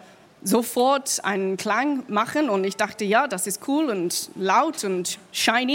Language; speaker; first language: German; non-native, fluent; English